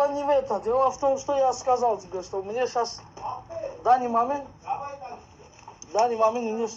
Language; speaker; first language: Russian; non-native, fluent; Armenian